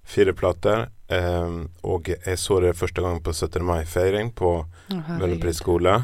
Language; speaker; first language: Norwegian; native; Norwegian